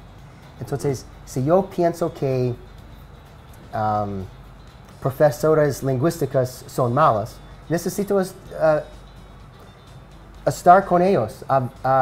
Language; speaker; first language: Spanish; non-native, learner; English